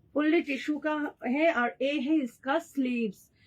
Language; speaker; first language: Hindi; non-native, local second language; Bangla